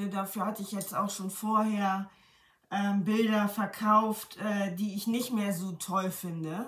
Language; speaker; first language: German; native; German